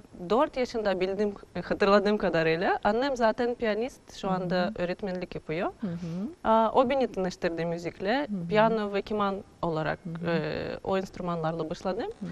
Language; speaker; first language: Turkish; non-native, fluent; Russian